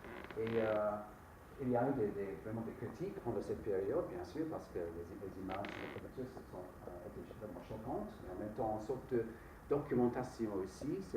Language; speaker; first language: French; non-native, fluent; English